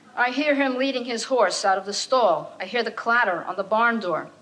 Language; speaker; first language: English; native; English